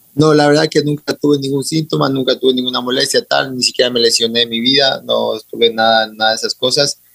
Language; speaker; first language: Spanish; native; Spanish